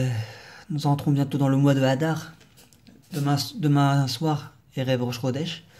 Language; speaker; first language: French; native; French